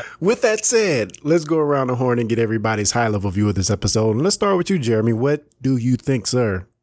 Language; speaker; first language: English; native; English